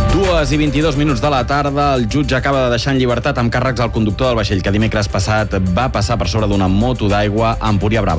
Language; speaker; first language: Catalan; native; Catalan